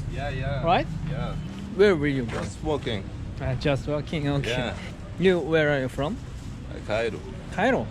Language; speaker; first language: English; non-native, learner; Korean